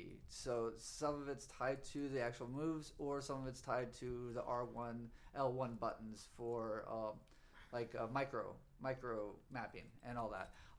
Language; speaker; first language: English; native; English